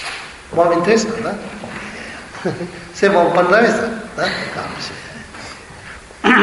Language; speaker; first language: Russian; non-native, learner; Tibetan